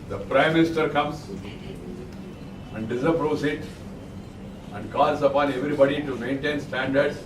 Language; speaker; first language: English; non-native, local second language; Telugu